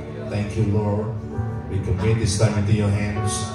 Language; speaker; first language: English; non-native, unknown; Indonesian